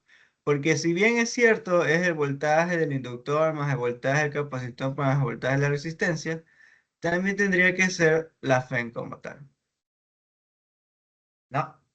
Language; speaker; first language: Spanish; native; Spanish